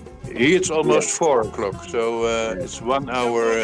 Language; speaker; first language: English; non-native, fluent; Dutch